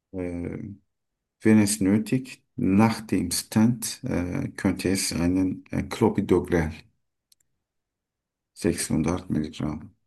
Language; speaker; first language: German; non-native, learner; Turkish